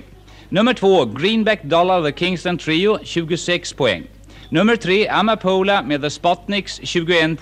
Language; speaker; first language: Swedish; native; Swedish